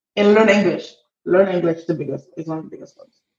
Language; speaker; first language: English; early bilingual, other home language; Haitian Creole